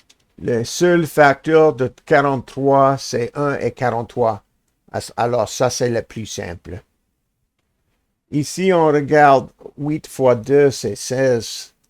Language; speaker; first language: French; non-native, learner; English